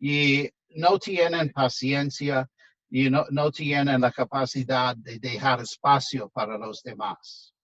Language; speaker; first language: Spanish; non-native, fluent; English